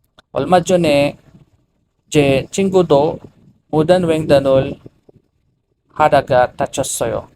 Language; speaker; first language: Korean; non-native, learner; Filipino